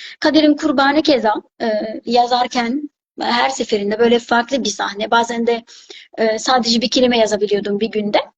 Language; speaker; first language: Turkish; non-native, fluent; Arabic